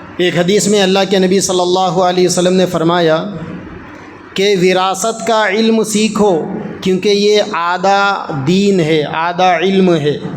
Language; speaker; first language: Urdu; native; Urdu